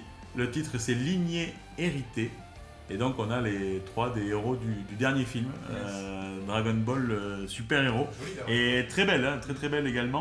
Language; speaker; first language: French; native; French